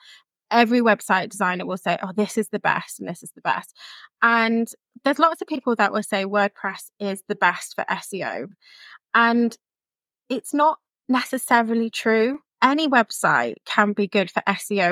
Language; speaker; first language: English; native; English